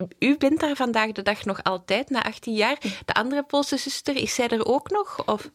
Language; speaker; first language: Dutch; native; Dutch